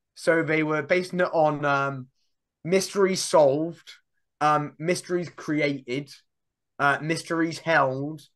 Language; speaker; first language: English; native; English